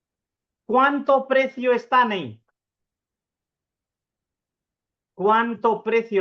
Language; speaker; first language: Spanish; non-native, fluent; Urdu